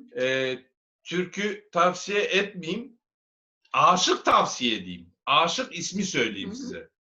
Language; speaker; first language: Turkish; native; Turkish